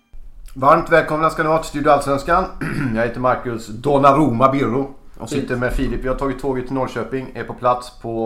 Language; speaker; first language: Swedish; native; Swedish